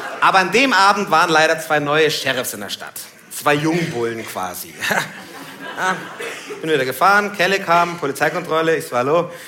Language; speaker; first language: German; early bilingual, other home language; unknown